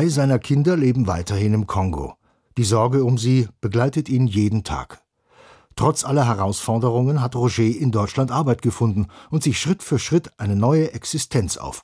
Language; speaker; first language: German; native; German